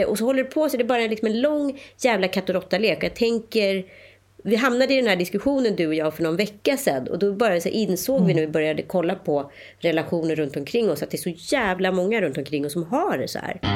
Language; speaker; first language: Swedish; native; Swedish